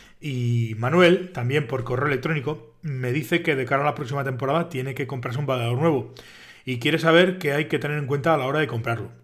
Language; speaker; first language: Spanish; native; Spanish